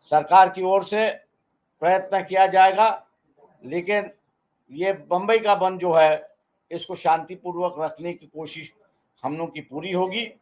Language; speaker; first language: Hindi; non-native, local second language; Marathi